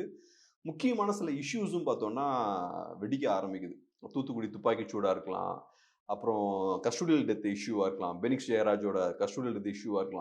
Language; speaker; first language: Tamil; native; Tamil